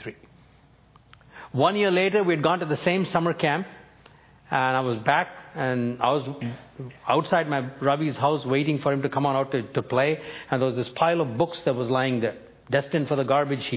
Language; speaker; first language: English; non-native, local second language; Tamil